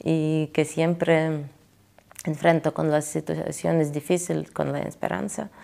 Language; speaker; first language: Spanish; non-native, fluent; Ukrainian